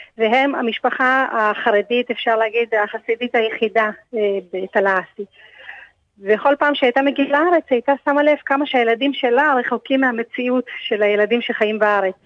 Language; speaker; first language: Hebrew; early bilingual, other home language; Russian